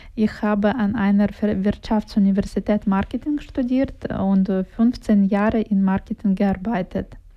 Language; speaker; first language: German; non-native, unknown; Russian